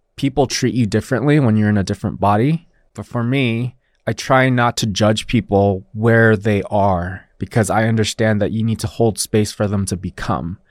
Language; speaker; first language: English; early bilingual, other home language; Chinese